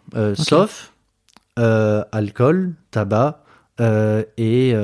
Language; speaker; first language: French; native; French